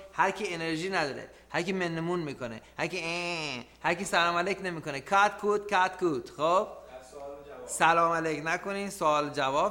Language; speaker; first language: Persian; native; Persian